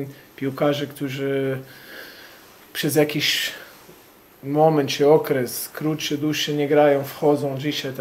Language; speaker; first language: Polish; non-native, fluent; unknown